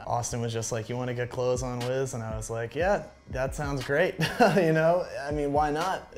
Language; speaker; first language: English; native; English